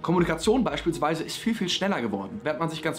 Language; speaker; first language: German; native; German